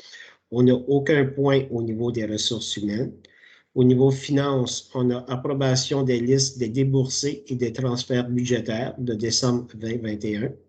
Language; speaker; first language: French; native; French